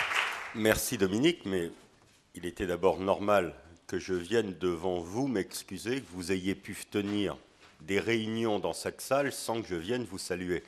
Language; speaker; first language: French; native; French